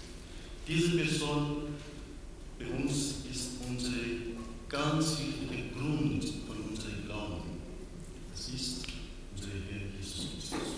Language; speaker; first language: German; non-native, learner; Persian